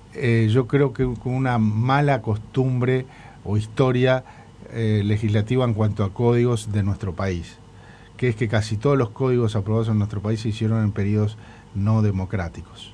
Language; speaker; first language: Spanish; native; Spanish